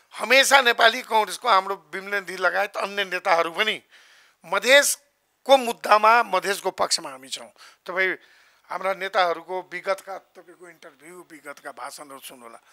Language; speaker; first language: Nepali; non-native, local second language; Maithili